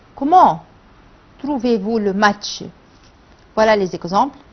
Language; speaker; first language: French; non-native, fluent; Arabic